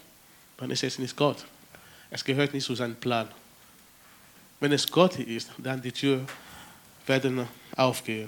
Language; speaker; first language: German; non-native, fluent; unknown